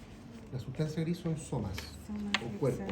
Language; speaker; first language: Spanish; native; Spanish